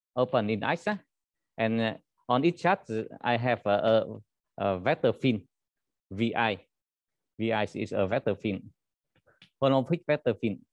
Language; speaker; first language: English; non-native, learner; Vietnamese